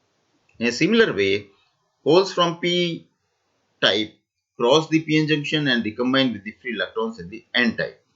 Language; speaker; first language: English; non-native, local second language; Hindi